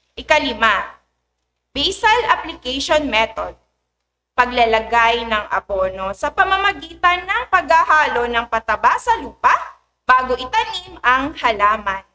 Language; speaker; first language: Filipino; native; Filipino